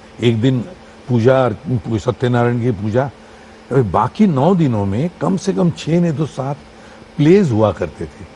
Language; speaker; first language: Hindi; non-native, local second language; Marathi